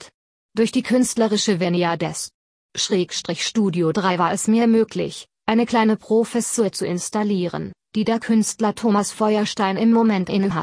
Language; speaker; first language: German; native; German